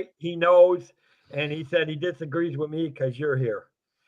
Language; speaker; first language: English; native; English